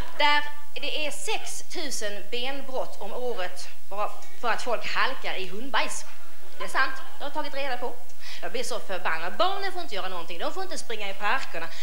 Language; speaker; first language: Swedish; native; Swedish